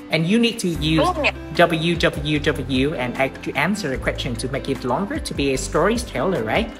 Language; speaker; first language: English; non-native, fluent; Vietnamese